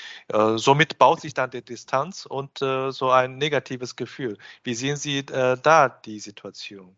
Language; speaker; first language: German; non-native, fluent; Chinese